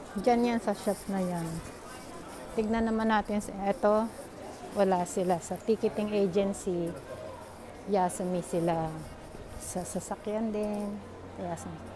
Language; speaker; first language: Filipino; native; Filipino